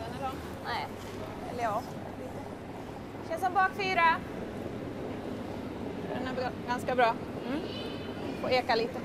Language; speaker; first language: Swedish; native; Swedish